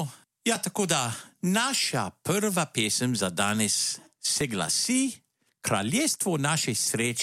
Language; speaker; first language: Slovenian; native; Slovenian